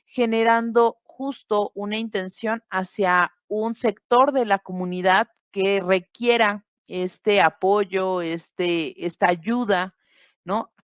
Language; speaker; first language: Spanish; native; Spanish